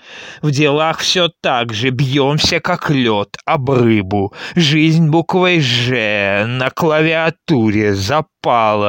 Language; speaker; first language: Russian; native; Russian